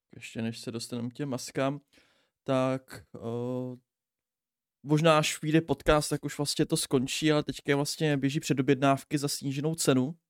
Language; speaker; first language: Czech; native; Czech